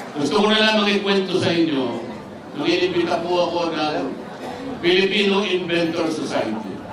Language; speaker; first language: Filipino; native; Filipino